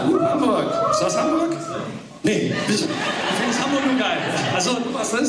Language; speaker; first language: German; early bilingual, other home language; English